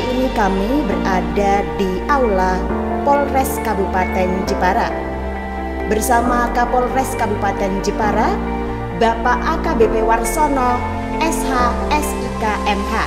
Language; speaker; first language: Indonesian; native; Indonesian